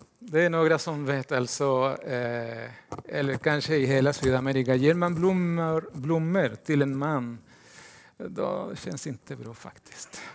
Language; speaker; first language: Swedish; non-native, fluent; Spanish